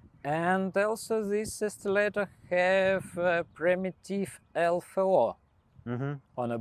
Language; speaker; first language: English; non-native, learner; Belarusian